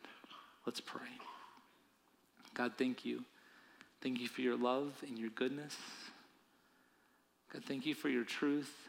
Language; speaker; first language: English; native; English